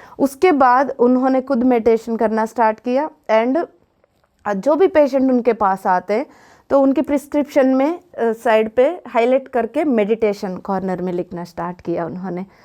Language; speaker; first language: Hindi; non-native, local second language; Telugu